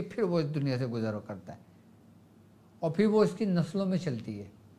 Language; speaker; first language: Urdu; native; Urdu